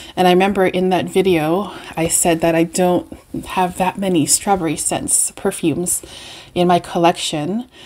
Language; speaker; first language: English; native; English